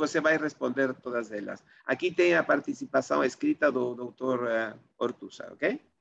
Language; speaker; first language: Portuguese; non-native, fluent; Spanish